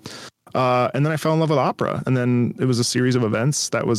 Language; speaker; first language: English; early bilingual, other home language; Italian